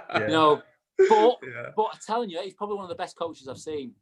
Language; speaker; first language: English; native; English